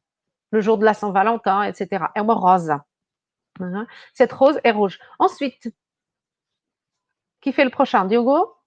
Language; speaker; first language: French; non-native, fluent; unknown